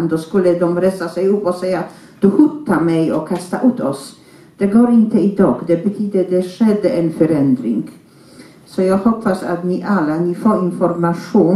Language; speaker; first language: Swedish; non-native, fluent; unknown